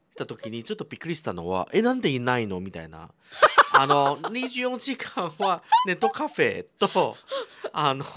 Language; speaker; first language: Japanese; non-native, fluent; Chinese